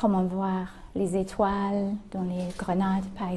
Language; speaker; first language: French; non-native, fluent; English